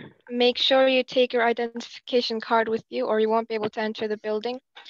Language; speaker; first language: English; non-native, learner; Turkish